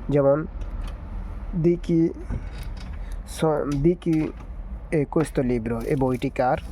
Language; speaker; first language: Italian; non-native, fluent; Bangla